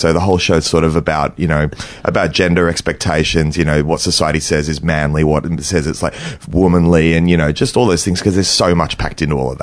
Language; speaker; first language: English; native; English